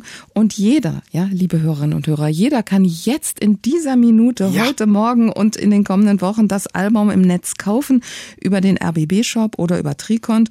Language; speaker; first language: German; native; German